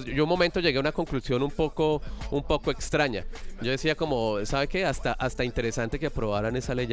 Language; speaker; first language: Spanish; native; Spanish